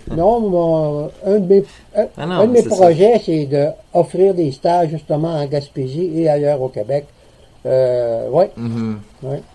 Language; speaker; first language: French; native; French